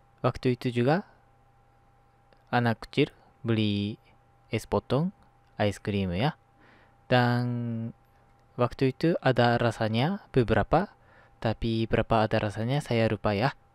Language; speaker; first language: Indonesian; non-native, learner; Japanese